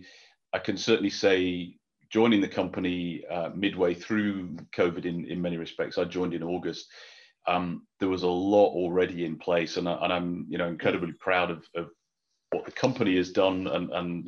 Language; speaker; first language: English; native; English